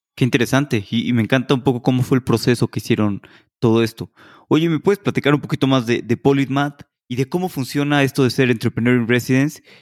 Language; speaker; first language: Spanish; native; Spanish